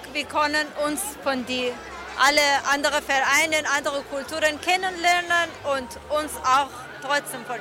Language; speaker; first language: German; non-native, learner; Persian